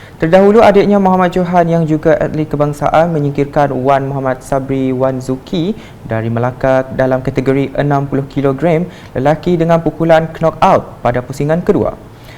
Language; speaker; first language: Malay; native; Malay